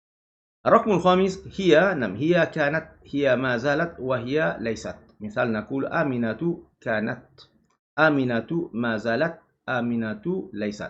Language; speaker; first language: Arabic; non-native, fluent; Malay